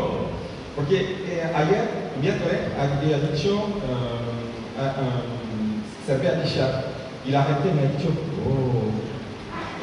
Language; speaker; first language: Spanish; non-native, learner; French